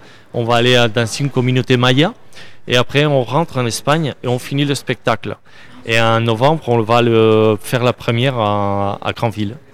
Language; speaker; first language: French; non-native, learner; Spanish